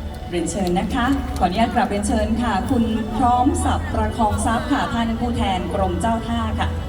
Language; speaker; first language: Thai; native; Thai